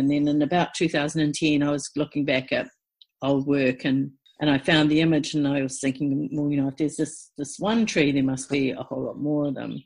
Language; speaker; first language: English; native; English